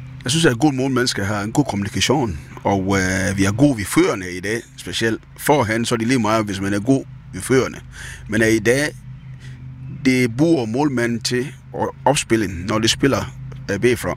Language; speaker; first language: Danish; non-native, fluent; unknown